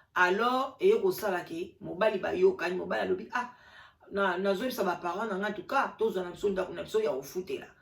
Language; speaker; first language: Lingala; native; Lingala